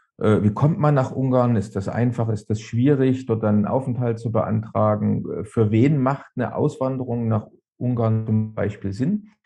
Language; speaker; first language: German; native; German